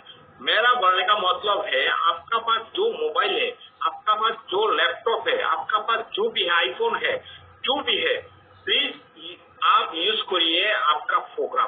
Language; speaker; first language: Hindi; non-native, fluent; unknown